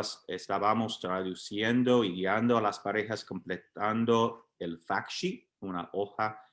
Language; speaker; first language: Spanish; non-native, fluent; English